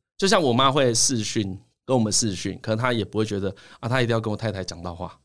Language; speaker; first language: Chinese; native; Chinese